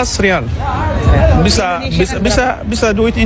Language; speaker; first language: Indonesian; non-native, learner; Arabic